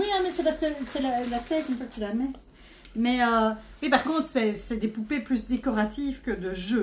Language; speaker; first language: French; native; French